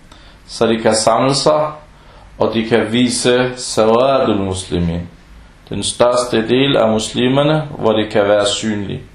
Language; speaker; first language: Danish; early bilingual, other home language; Arabic